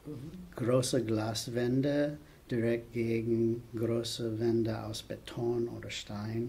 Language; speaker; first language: German; non-native, fluent; English